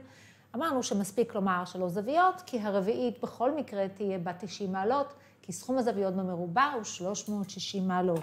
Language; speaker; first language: Hebrew; native; Hebrew